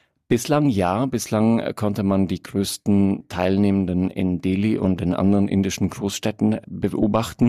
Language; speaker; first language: German; native; German